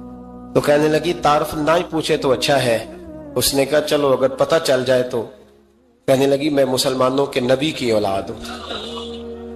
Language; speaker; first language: Urdu; native; Urdu